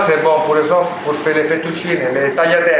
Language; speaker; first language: French; non-native, learner; Italian